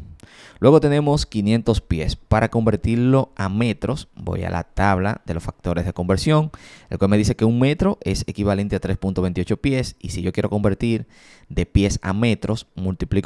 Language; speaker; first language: Spanish; native; Spanish